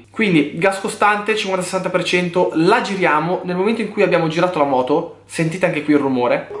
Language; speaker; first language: Italian; native; Italian